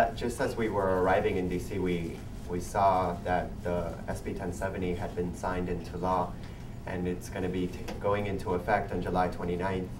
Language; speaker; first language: English; early bilingual, other home language; Spanish